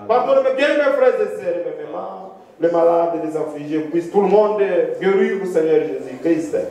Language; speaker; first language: French; non-native, local second language; Swahili